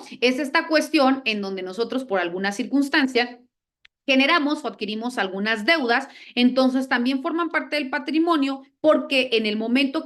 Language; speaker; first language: Spanish; native; Spanish